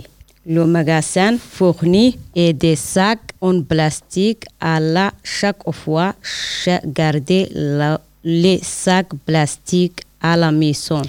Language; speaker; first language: French; non-native, learner; Somali